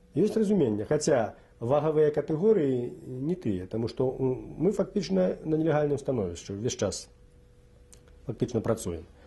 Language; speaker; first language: Belarusian; native; Belarusian